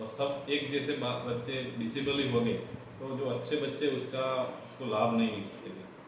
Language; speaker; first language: Hindi; non-native, local second language; Gujarati